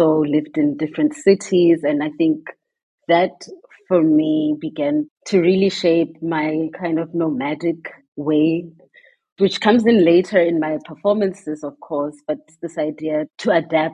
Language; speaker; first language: English; non-native, local second language; Tswana